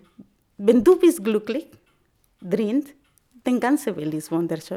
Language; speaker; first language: German; non-native, learner; Spanish